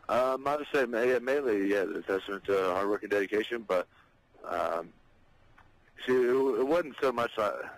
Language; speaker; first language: English; native; English